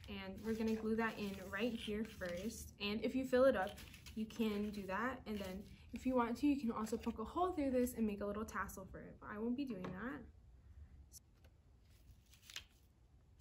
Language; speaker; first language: English; native; English